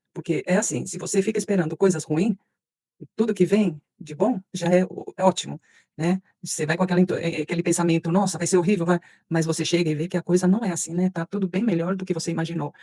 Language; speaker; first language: Portuguese; early bilingual, other home language; Spanish